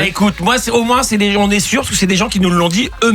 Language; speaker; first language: French; native; French